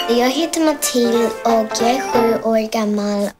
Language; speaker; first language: Swedish; early bilingual, heritage; Swedish